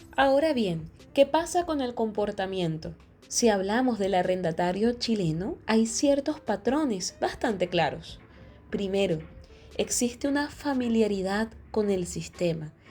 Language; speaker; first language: Spanish; native; Spanish